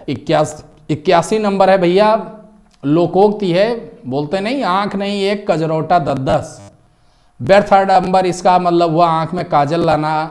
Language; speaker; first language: Hindi; native; Hindi